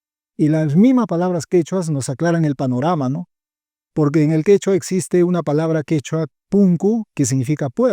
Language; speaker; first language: Spanish; native; Spanish